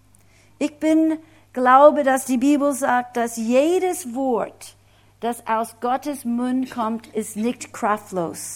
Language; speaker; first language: German; non-native, fluent; English